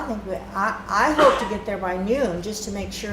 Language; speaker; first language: English; native; English